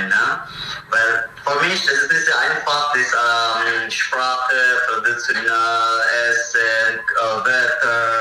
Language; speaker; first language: German; non-native, learner; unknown